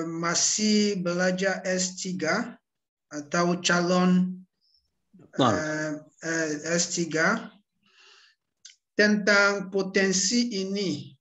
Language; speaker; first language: Indonesian; non-native, learner; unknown